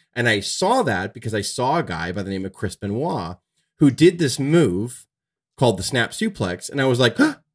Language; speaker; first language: English; native; English